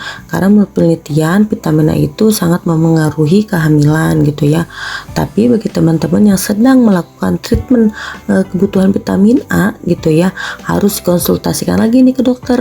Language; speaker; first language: Indonesian; native; Indonesian